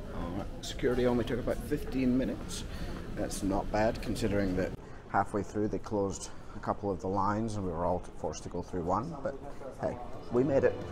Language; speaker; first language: English; native; English